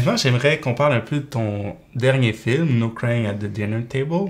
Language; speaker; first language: French; native; French